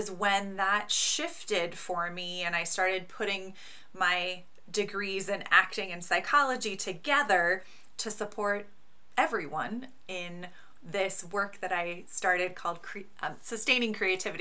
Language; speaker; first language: English; native; English